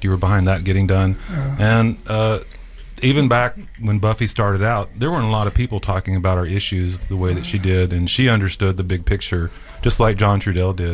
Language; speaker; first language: English; native; English